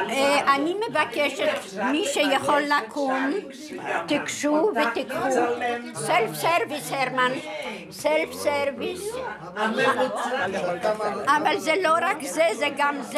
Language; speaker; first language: Hebrew; non-native, fluent; Polish